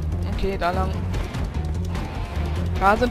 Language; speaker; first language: German; native; German